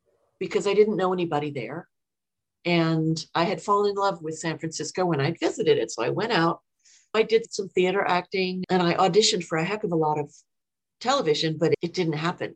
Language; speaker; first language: English; native; English